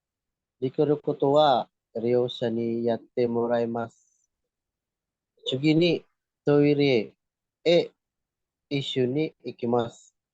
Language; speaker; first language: Japanese; non-native, learner; Cebuano